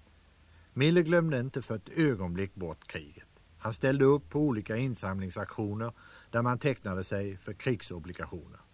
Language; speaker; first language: Swedish; native; Swedish